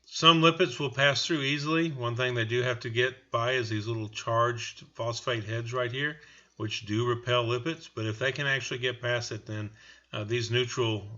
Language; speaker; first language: English; native; English